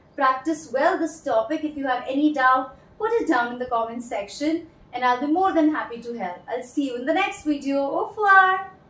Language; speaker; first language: English; non-native, local second language; Hindi